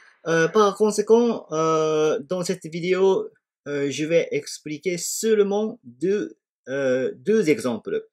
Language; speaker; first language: French; non-native, fluent; Japanese